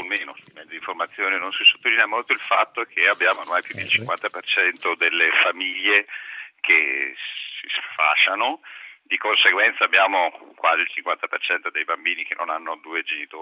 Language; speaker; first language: Italian; native; Italian